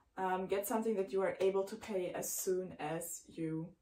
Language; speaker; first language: English; non-native, fluent; German